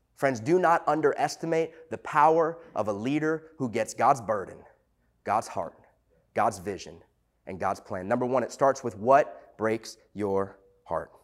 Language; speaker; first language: English; native; English